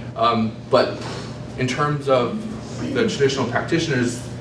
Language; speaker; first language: English; native; English